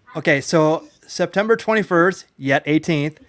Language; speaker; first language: English; native; English